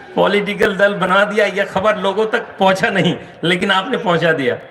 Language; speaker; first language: Hindi; non-native, local second language; Bangla